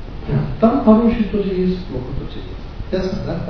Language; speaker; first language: Russian; non-native, learner; Tibetan